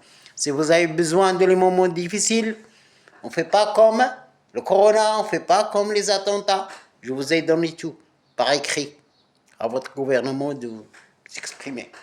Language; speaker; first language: French; non-native, local second language; Arabic